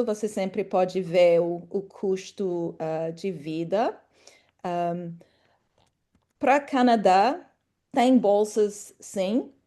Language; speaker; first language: Portuguese; non-native, fluent; English